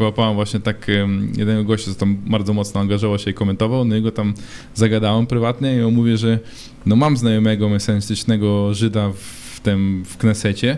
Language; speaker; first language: Polish; non-native, fluent; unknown